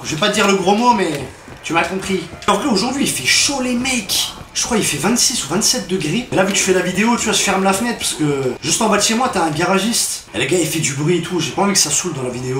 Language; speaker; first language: French; native; French